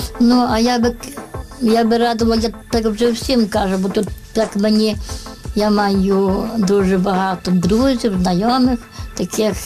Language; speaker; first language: Ukrainian; native; Ukrainian